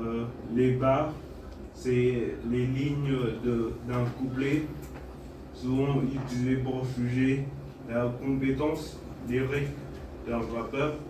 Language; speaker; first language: French; non-native, fluent; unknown